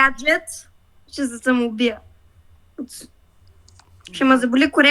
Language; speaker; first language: Bulgarian; native; Bulgarian